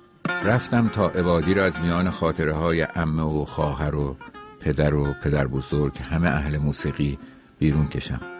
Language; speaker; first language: Persian; native; Persian